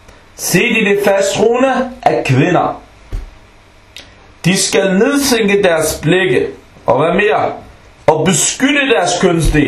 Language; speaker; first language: Danish; non-native, local second language; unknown